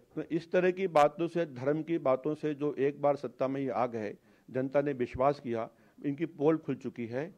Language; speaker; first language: Hindi; native; Hindi